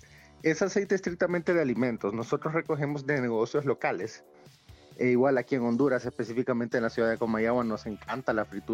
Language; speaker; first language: Spanish; native; Spanish